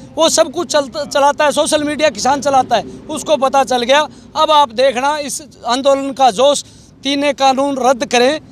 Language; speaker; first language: Hindi; native; Hindi